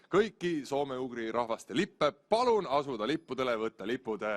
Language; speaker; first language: Estonian; native; Estonian